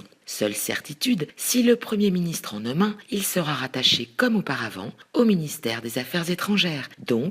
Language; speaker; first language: French; native; French